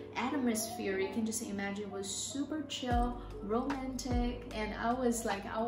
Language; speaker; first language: English; non-native, fluent; Chinese